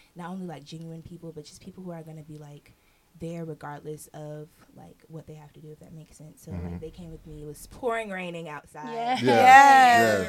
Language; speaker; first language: English; native; English